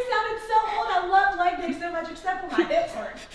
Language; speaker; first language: English; native; English